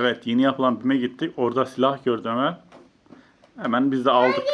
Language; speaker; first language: Turkish; native; Turkish